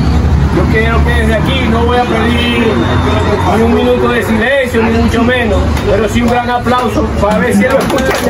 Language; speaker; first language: Spanish; native; Spanish